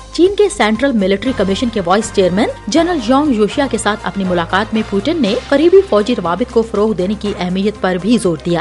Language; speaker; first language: Urdu; native; Urdu